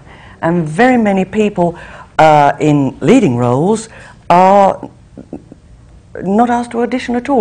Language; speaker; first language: English; native; English